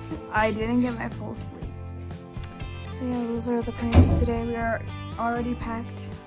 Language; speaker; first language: English; early bilingual, other home language; Spanish